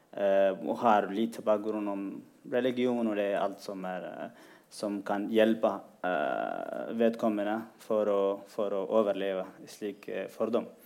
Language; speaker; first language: Norwegian; non-native, fluent; Tigrinya